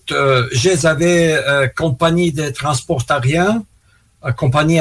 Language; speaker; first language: French; non-native, learner; Russian